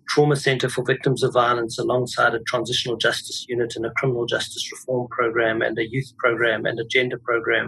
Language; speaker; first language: English; native; English